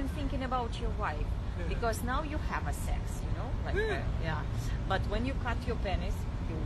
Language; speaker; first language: English; non-native, learner; Russian